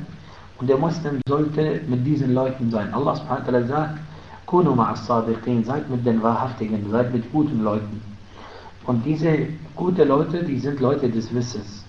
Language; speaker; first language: German; non-native, fluent; Arabic